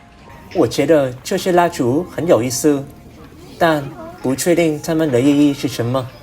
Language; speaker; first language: Chinese; non-native, learner; Vietnamese